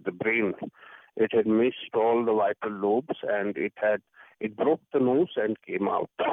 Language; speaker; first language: English; non-native, local second language; Kashmiri